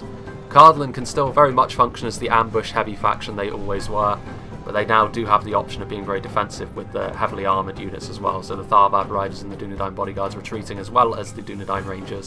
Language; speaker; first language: English; native; English